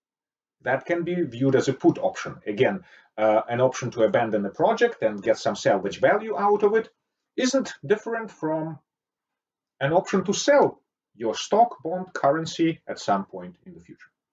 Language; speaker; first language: English; non-native, fluent; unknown